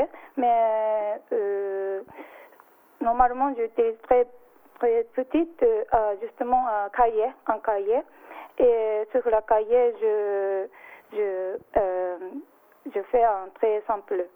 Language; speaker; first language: French; non-native, learner; Japanese